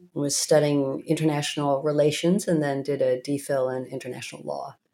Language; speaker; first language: English; native; English